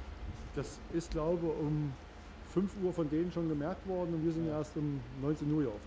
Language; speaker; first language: German; native; German